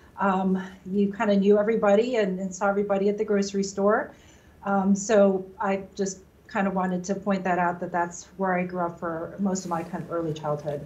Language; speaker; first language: English; native; English